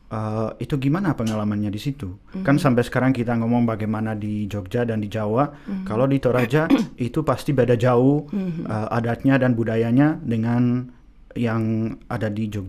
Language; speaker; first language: Indonesian; non-native, fluent; Czech